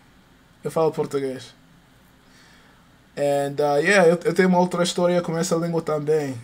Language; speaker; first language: Portuguese; non-native, learner; English